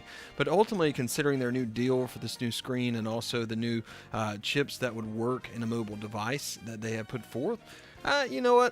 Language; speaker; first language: English; native; English